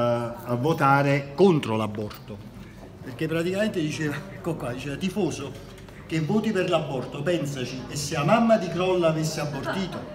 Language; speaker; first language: Italian; native; Italian